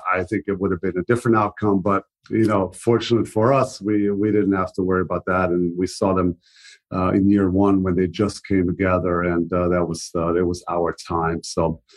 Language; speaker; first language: English; non-native, fluent; German